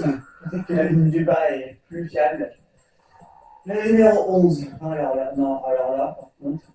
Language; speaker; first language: French; native; French